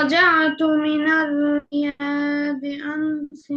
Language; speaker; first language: Arabic; non-native, learner; Bangla